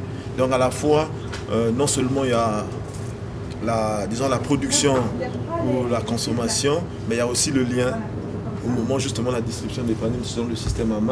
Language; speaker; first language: French; native; French